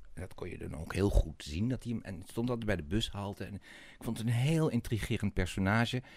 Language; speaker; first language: Dutch; native; Dutch